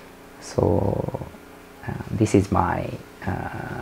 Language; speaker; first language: English; non-native, learner; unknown